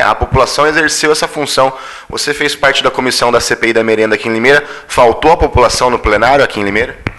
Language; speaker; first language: Portuguese; native; Portuguese